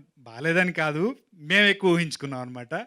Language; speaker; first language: Telugu; native; Telugu